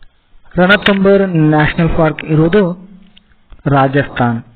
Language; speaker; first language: Kannada; native; Kannada